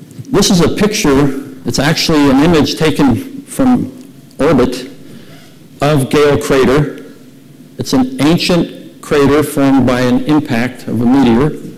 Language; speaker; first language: English; native; English